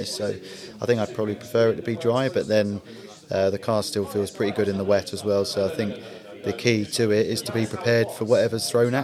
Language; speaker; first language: English; native; English